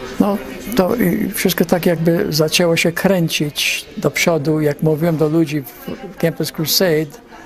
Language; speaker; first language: Polish; early bilingual, heritage; Polish